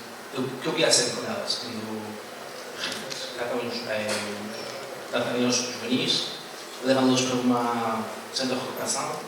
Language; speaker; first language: Portuguese; non-native, learner; Spanish